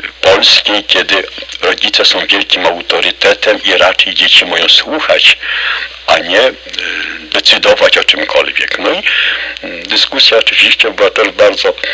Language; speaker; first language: Polish; native; Polish